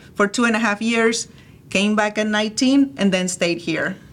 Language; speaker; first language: English; early bilingual, other home language; Spanish